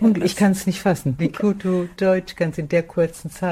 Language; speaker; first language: German; native; German